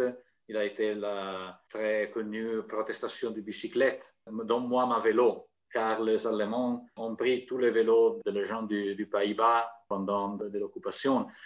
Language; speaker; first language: French; non-native, fluent; Italian